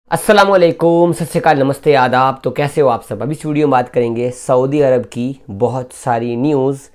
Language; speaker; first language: Hindi; native; Hindi